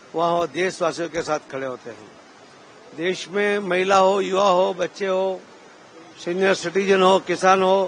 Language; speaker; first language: Hindi; non-native, local second language; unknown